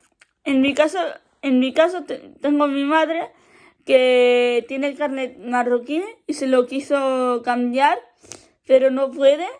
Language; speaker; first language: Spanish; early bilingual, other home language; Arabic